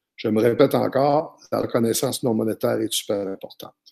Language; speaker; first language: French; native; French